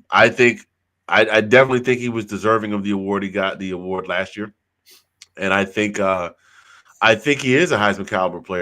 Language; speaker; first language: English; native; English